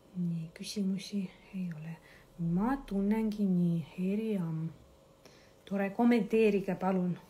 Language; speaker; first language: Estonian; non-native, local second language; Russian